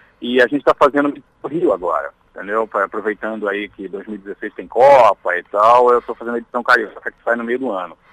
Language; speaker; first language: Portuguese; native; Portuguese